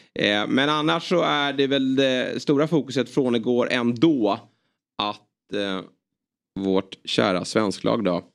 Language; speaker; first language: Swedish; native; Swedish